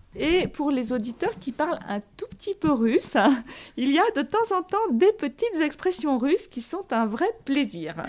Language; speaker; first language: French; native; French